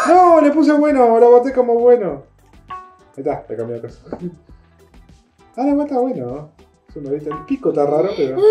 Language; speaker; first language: Spanish; native; Spanish